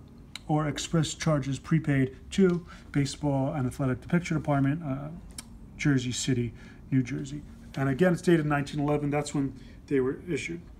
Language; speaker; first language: English; native; English